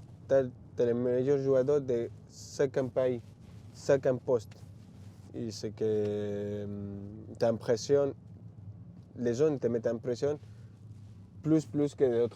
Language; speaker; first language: French; non-native, learner; Spanish